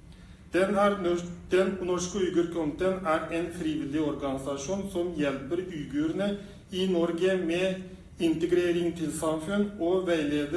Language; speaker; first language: Norwegian; non-native, fluent; Uyghur